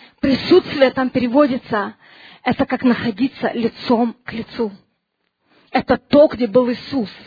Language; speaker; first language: Russian; early bilingual, heritage; Russian